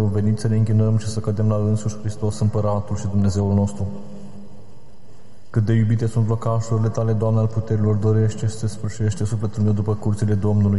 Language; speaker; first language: Romanian; native; Romanian